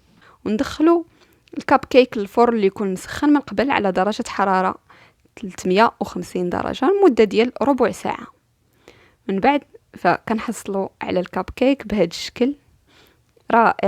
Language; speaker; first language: Arabic; native; Arabic